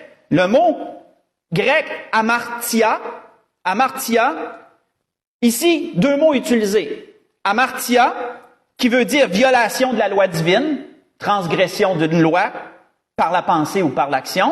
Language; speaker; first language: French; native; French